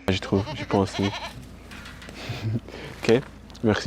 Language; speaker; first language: French; non-native, learner; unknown